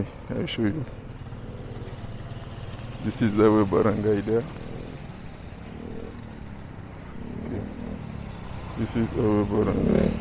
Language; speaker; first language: English; non-native, fluent; French